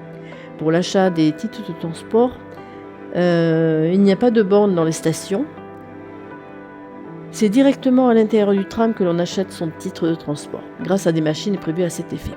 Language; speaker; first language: French; native; French